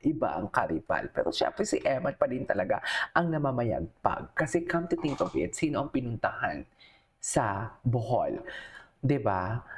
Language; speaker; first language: Filipino; native; Filipino